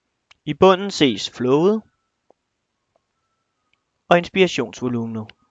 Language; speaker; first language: Danish; native; Danish